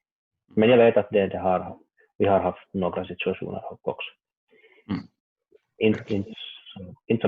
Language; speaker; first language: Swedish; non-native, learner; Finnish